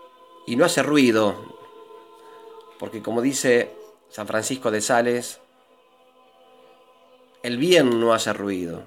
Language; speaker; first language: Spanish; native; Spanish